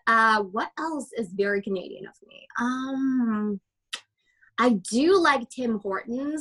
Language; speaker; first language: English; native; English